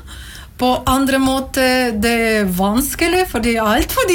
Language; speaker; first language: Norwegian; non-native, learner; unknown